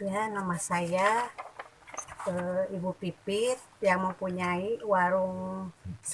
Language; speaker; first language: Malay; non-native, local second language; Sundanese